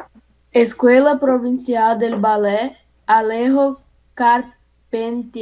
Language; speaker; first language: Spanish; non-native, learner; Portuguese